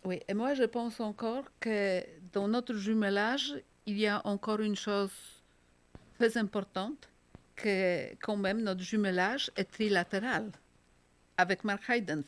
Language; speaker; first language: French; non-native, fluent; Polish